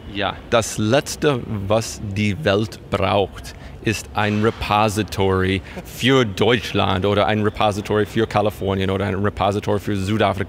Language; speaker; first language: German; non-native, fluent; English